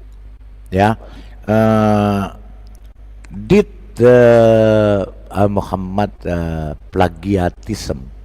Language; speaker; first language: English; non-native, learner; Indonesian